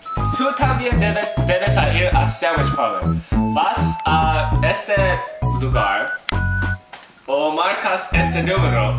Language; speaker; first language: Spanish; non-native, learner; English